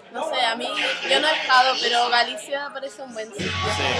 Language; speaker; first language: Spanish; early bilingual, other home language; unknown